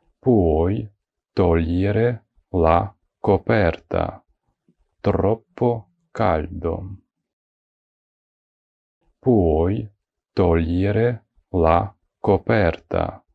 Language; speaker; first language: Italian; non-native, fluent; Ukrainian